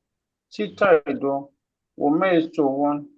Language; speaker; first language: Chinese; non-native, learner; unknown